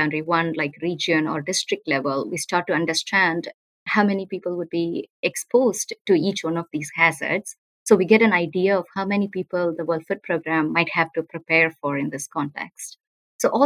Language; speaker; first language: English; non-native, local second language; Tamil